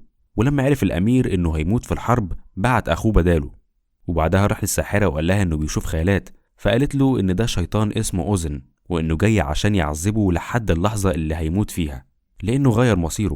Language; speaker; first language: Arabic; native; Arabic